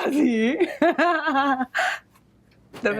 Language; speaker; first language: Italian; non-native, fluent; English